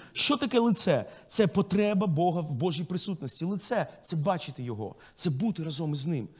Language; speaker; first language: Ukrainian; non-native, local second language; Russian